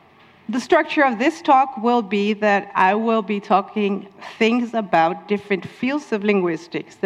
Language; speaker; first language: English; non-native, fluent; Dutch